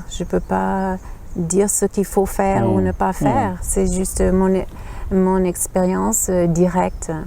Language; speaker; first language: French; non-native, fluent; English